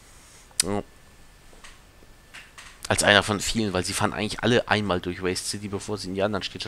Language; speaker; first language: German; native; German